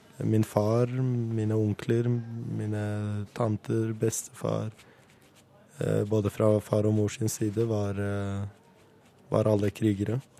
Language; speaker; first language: Norwegian; early bilingual, other home language; Kurdish